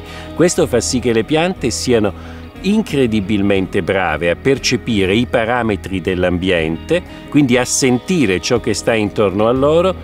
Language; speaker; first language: Italian; native; Italian